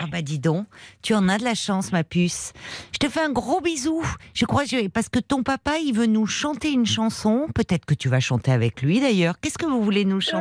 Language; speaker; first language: French; native; French